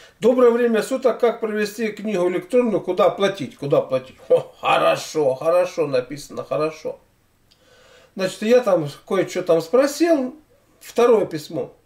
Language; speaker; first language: Russian; native; Russian